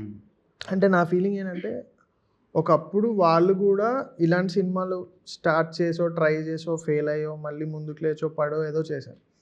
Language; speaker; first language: Telugu; native; Telugu